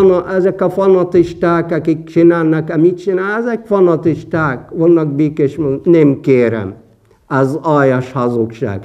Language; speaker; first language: Hungarian; non-native, fluent; Arabic